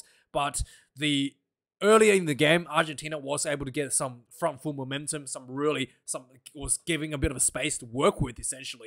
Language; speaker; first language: English; non-native, local second language; Afrikaans